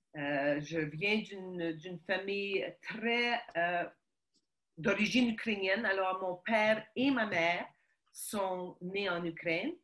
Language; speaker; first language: French; early bilingual, other home language; Ukrainian